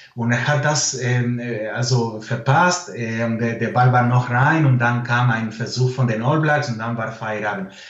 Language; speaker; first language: German; non-native, fluent; Spanish